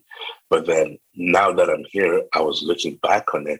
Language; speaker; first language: English; non-native, local second language; Kinyarwanda